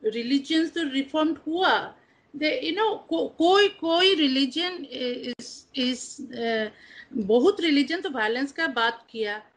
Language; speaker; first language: English; non-native, fluent; Bangla